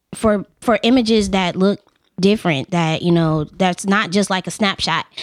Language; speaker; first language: English; native; English